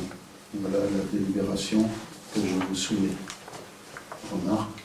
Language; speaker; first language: French; native; French